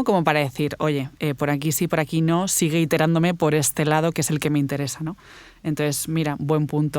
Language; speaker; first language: Spanish; native; Spanish